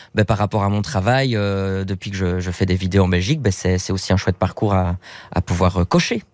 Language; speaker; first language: French; native; French